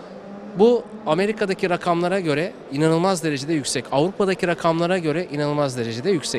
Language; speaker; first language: Turkish; native; Turkish